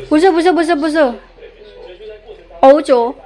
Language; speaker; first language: Chinese; non-native, learner; Javanese